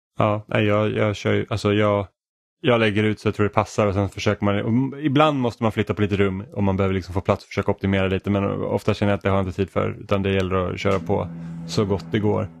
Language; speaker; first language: Swedish; native; Swedish